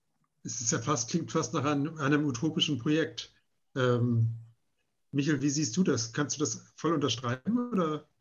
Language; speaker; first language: German; native; German